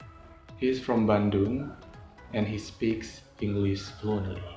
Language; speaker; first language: English; non-native, local second language; Indonesian